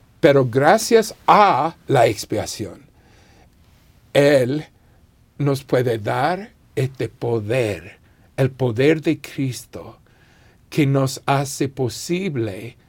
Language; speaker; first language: Spanish; non-native, fluent; English